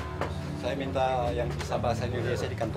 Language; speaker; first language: Indonesian; non-native, local second language; Chinese